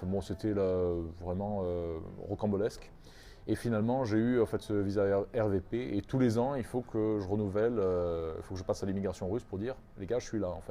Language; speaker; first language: French; native; French